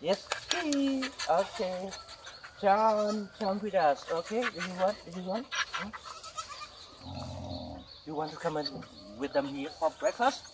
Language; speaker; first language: English; non-native, learner; Vietnamese